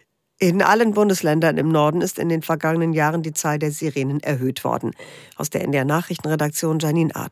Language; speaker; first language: German; native; German